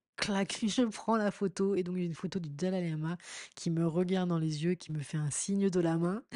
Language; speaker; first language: French; native; French